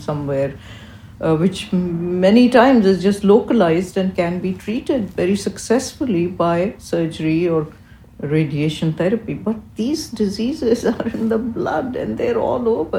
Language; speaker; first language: English; non-native, local second language; Urdu